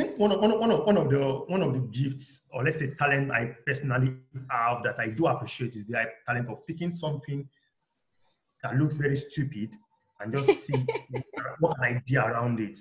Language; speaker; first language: English; non-native, local second language; Yoruba